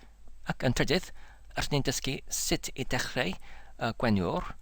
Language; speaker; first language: Welsh; non-native, learner; English